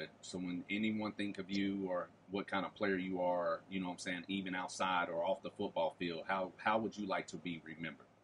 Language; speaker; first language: English; native; English